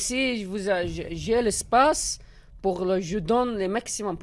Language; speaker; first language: French; non-native, learner; Arabic